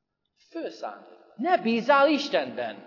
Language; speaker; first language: Hungarian; non-native, fluent; English